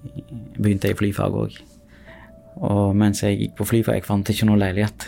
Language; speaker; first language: Norwegian; non-native, fluent; Tamil